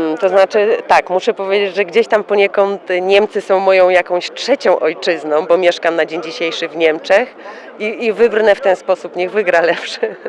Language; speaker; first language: Polish; native; Polish